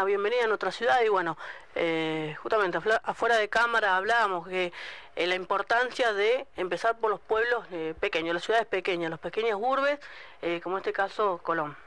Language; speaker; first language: Spanish; native; Spanish